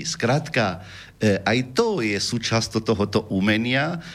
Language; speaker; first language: Slovak; non-native, fluent; Arabic